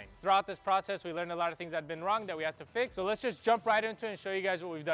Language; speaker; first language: English; native; English